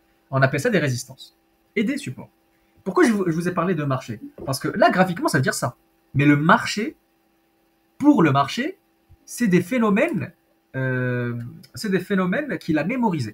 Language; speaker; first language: French; native; French